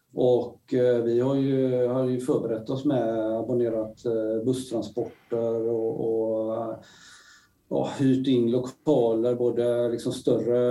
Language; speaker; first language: Swedish; native; Swedish